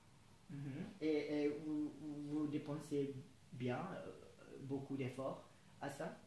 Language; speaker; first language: French; non-native, fluent; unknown